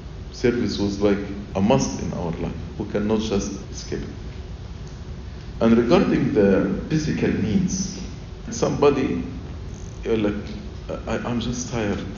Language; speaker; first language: English; non-native, fluent; Arabic